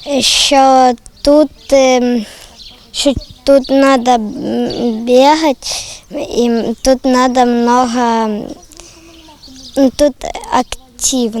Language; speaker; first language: Ukrainian; non-native, local second language; Russian